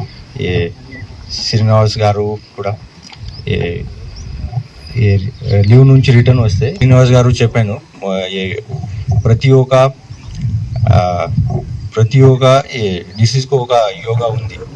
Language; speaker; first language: Telugu; non-native, local second language; Hindi